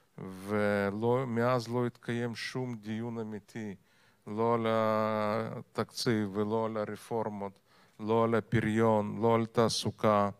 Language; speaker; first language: Hebrew; non-native, fluent; Russian